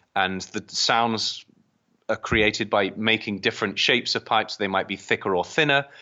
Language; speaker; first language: English; native; English